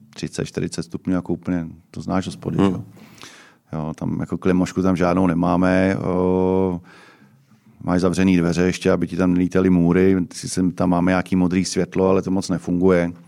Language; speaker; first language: Czech; native; Czech